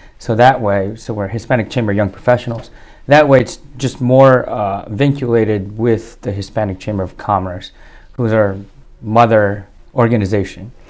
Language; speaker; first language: English; early bilingual, other home language; Spanish